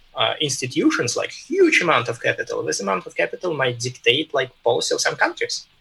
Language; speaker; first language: English; non-native, fluent; Russian